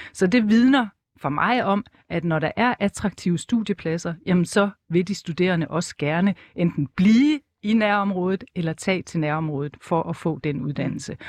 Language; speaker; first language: Danish; native; Danish